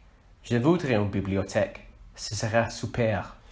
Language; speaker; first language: French; non-native, learner; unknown